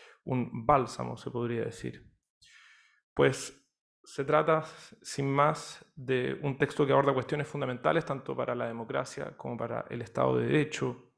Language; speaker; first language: Spanish; native; Spanish